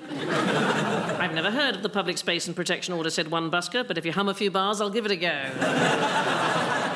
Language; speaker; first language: English; native; English